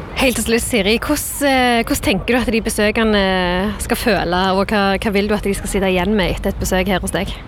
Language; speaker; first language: Norwegian; native; Norwegian